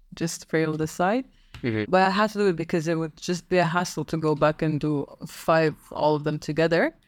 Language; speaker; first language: English; non-native, fluent; Arabic